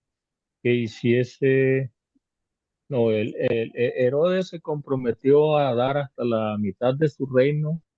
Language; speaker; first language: Spanish; native; Spanish